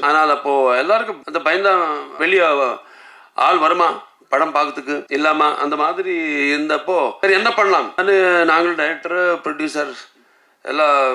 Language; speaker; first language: Tamil; non-native, local second language; Telugu